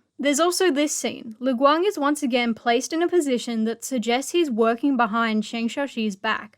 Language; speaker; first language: English; native; English